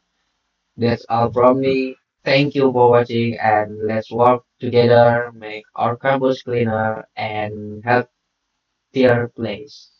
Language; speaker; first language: English; non-native, learner; Indonesian